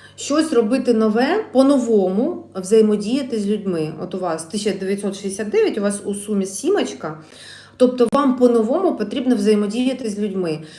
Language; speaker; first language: Ukrainian; non-native, local second language; Russian